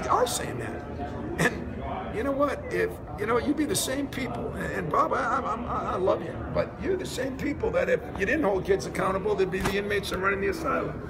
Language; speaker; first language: English; native; English